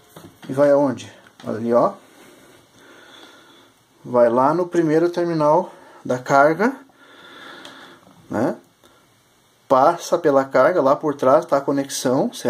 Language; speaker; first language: Portuguese; native; Portuguese